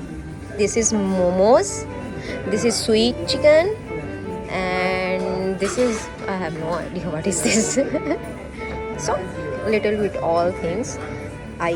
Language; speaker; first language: English; non-native, learner; Urdu